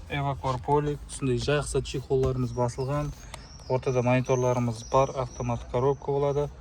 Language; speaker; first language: Uzbek; non-native, local second language; Kara-Kalpak